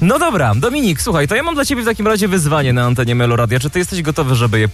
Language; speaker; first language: Polish; native; Polish